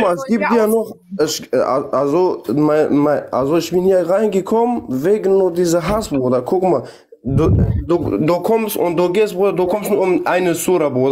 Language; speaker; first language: German; non-native, learner; Kurdish